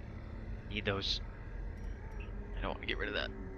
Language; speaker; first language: English; native; English